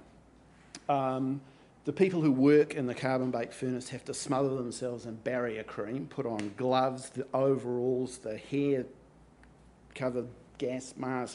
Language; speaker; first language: English; native; English